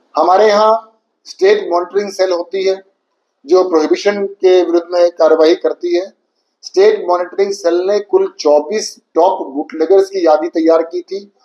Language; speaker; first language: Hindi; native; Hindi